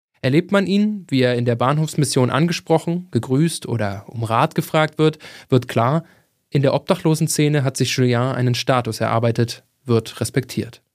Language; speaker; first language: German; native; German